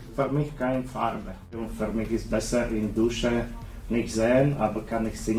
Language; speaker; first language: German; non-native, learner; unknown